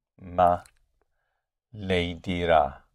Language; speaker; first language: Italian; non-native, learner; English